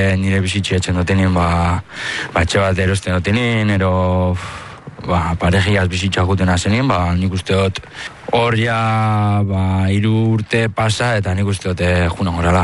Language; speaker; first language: Basque; early bilingual, other home language; Spanish